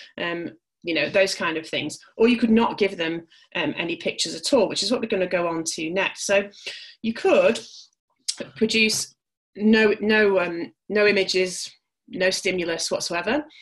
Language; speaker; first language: English; native; English